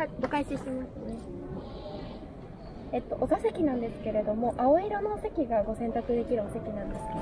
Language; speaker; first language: Japanese; native; Japanese